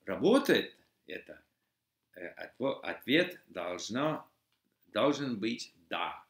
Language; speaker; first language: Russian; non-native, fluent; English